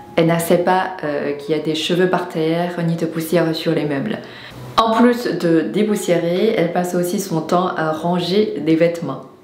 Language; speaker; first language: French; non-native, fluent; Chinese